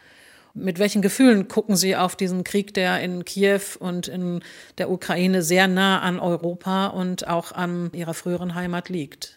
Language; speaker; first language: German; native; German